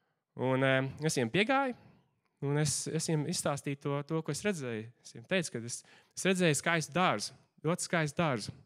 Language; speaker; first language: Latvian; native; Latvian